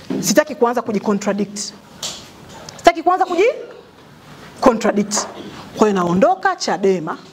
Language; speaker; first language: Swahili; native; Swahili